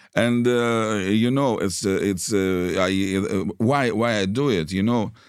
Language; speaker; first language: English; non-native, learner; Russian